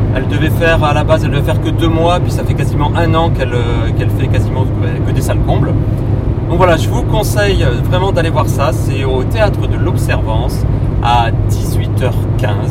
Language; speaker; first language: French; native; French